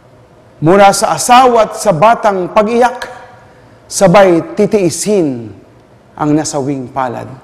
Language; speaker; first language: Filipino; native; Filipino